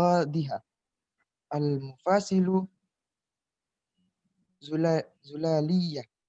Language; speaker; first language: Arabic; non-native, learner; Indonesian